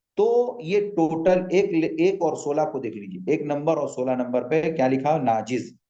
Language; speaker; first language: Urdu; native; Urdu